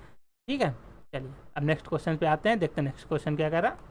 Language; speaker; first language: Hindi; native; Hindi